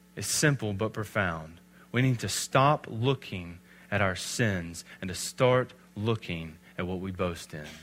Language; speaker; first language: English; native; English